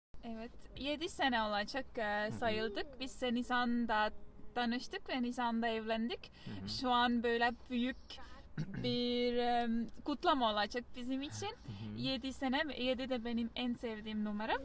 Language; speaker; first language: Turkish; non-native, fluent; Estonian